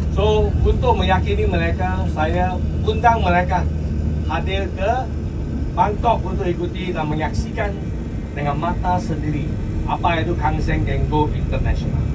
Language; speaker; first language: Malay; non-native, local second language; Chinese